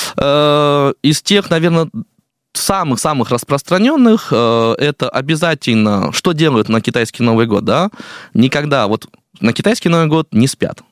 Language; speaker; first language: Russian; non-native, fluent; Chinese